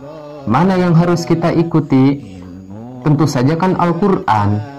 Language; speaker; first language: Indonesian; non-native, local second language; Sundanese